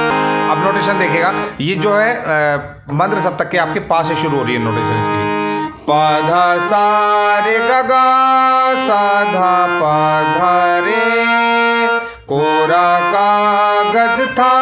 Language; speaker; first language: Hindi; native; Hindi